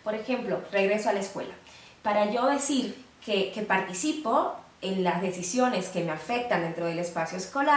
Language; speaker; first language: Spanish; native; Spanish